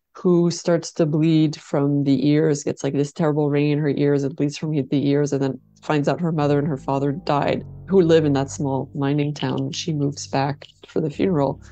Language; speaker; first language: English; native; English